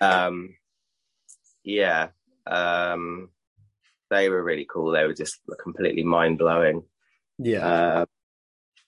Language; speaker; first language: English; native; English